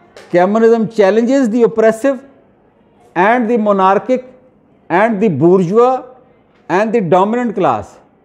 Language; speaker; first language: English; non-native, local second language; Urdu